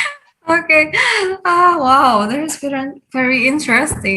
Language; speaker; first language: English; non-native, fluent; Indonesian